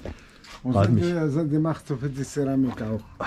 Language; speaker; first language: German; non-native, learner; Arabic